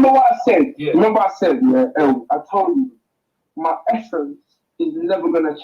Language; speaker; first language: English; native; English